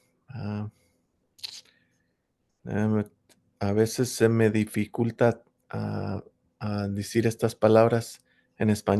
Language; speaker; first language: Spanish; early bilingual, heritage; English